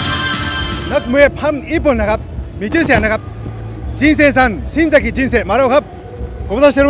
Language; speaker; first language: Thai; non-native, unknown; Japanese